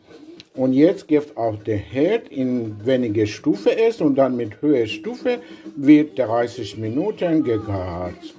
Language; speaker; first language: German; non-native, learner; Persian